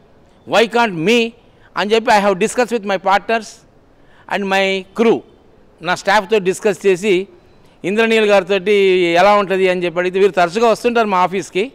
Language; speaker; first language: Telugu; native; Telugu